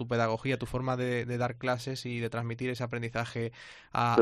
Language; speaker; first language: Spanish; native; Spanish